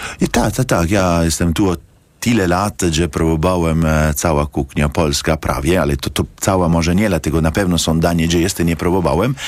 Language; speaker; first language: Polish; non-native, learner; Italian